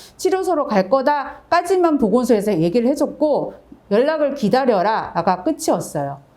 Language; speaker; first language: Korean; native; Korean